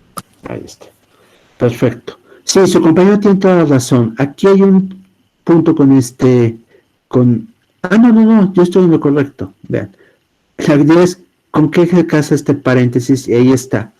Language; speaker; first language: Spanish; native; Spanish